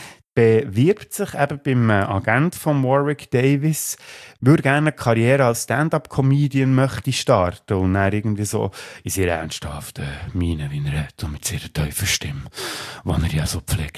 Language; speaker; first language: German; native; German